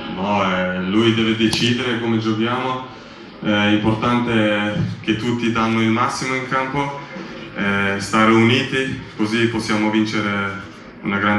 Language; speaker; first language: Italian; non-native, learner; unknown